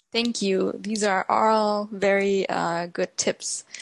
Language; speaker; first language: English; non-native, fluent; German